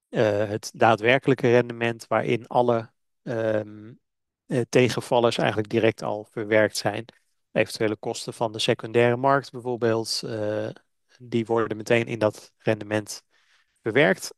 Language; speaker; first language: Dutch; native; Dutch